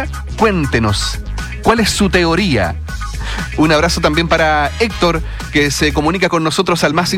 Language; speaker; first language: Spanish; native; Spanish